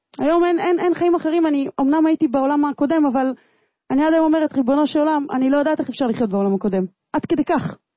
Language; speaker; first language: Hebrew; early bilingual, other home language; Russian